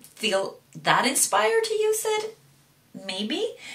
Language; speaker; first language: English; non-native, fluent; Swedish